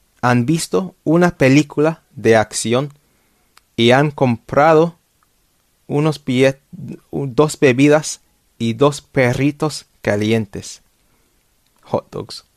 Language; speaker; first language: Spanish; non-native, fluent; English